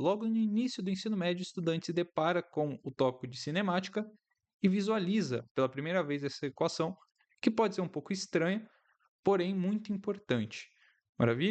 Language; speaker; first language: Portuguese; native; Portuguese